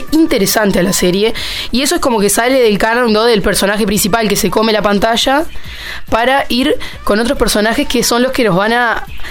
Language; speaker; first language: Spanish; native; Spanish